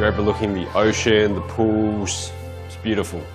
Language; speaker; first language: English; native; English